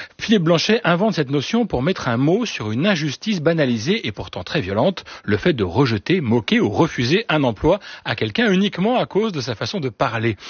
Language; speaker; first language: French; native; French